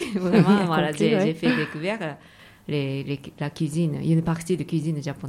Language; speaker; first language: French; non-native, fluent; Japanese